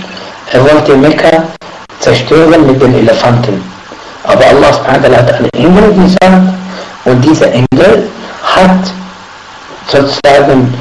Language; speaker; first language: German; non-native, fluent; Arabic